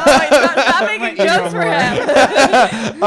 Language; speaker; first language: English; native; English